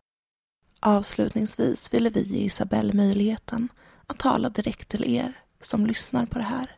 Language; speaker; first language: Swedish; native; Swedish